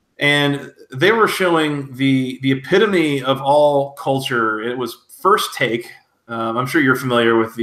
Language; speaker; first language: English; native; English